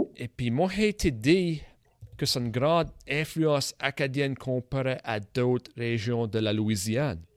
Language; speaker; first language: French; native; French